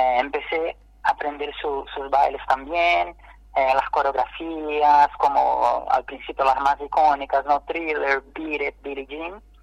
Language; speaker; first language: Spanish; non-native, fluent; Portuguese